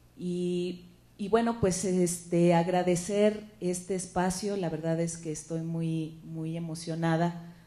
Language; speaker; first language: Spanish; native; Spanish